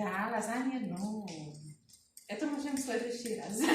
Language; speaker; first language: Russian; non-native, learner; Czech